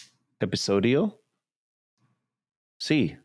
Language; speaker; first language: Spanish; non-native, learner; English